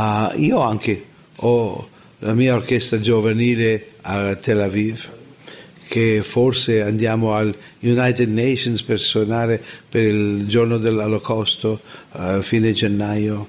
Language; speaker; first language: Italian; non-native, fluent; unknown